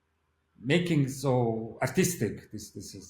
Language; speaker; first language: English; non-native, learner; Mongolian